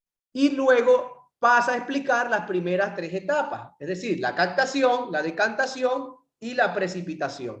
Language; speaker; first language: Spanish; native; Spanish